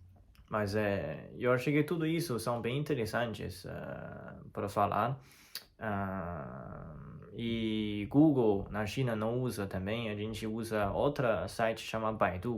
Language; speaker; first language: Portuguese; non-native, fluent; Chinese